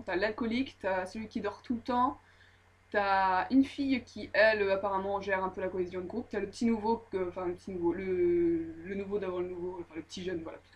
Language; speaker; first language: French; native; French